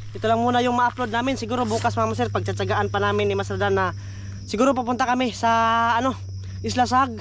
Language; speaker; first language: Filipino; native; Filipino